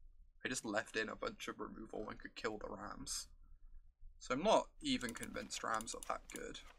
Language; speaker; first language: English; native; English